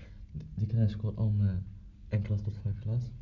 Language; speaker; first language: Dutch; non-native, learner; Arabic